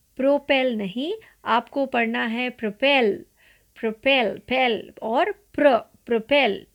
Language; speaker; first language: Hindi; non-native, local second language; Marathi